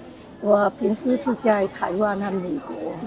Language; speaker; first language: Chinese; non-native, learner; Vietnamese